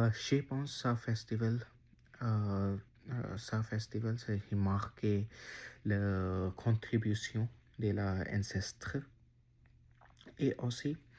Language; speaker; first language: French; non-native, learner; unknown